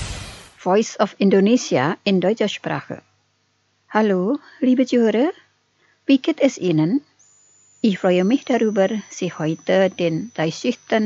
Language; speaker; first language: German; non-native, fluent; Indonesian